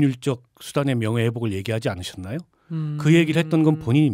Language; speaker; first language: Korean; native; Korean